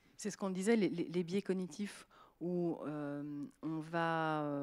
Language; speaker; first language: French; native; French